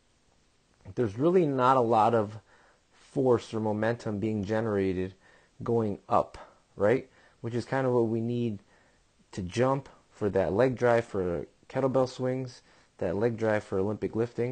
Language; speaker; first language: English; native; English